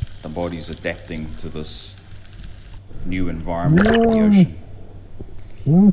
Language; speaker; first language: English; native; English